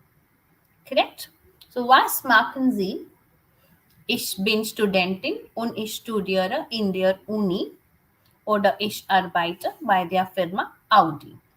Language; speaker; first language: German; non-native, fluent; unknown